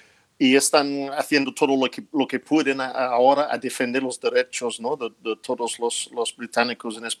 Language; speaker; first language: Spanish; non-native, fluent; English